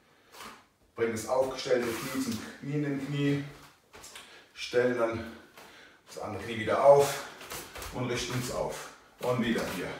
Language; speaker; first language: German; native; German